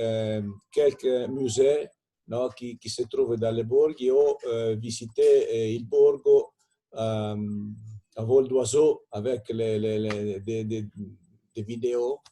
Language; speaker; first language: French; non-native, fluent; Italian